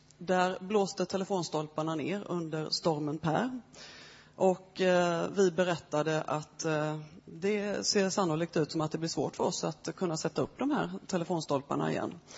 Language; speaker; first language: Swedish; native; Swedish